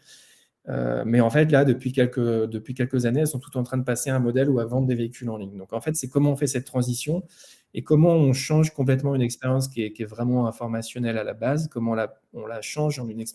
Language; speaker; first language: French; native; French